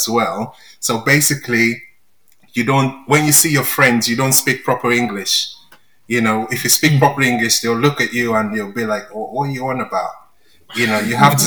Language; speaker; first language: English; non-native, local second language; Yoruba